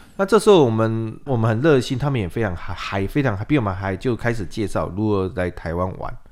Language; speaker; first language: Chinese; non-native, local second language; Min Nan Chinese